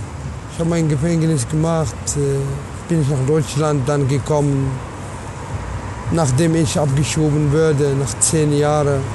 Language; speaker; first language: German; non-native, learner; Arabic